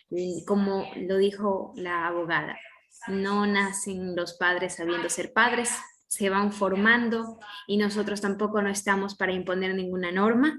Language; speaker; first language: Spanish; native; Spanish